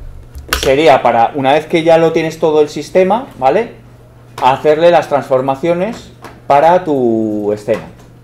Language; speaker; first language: Spanish; native; Spanish